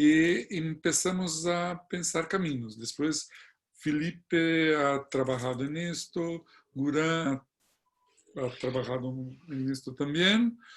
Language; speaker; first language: Spanish; non-native, fluent; Portuguese